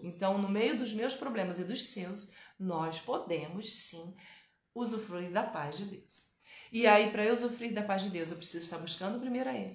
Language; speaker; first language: Portuguese; native; Portuguese